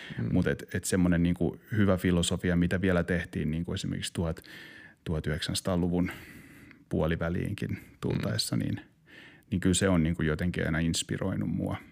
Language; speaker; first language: Finnish; native; Finnish